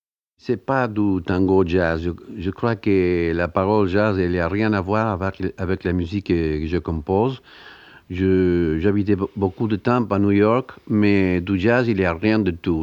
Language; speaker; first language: French; non-native, learner; Spanish